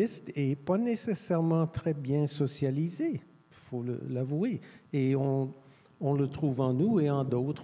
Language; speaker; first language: French; non-native, fluent; English